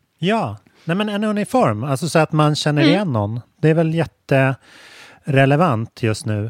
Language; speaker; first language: Swedish; native; Swedish